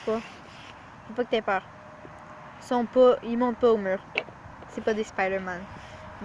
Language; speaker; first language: French; native; French